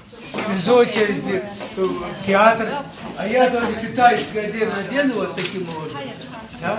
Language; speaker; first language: Russian; non-native, local second language; Tuvinian